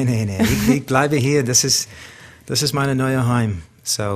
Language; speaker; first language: German; non-native, learner; English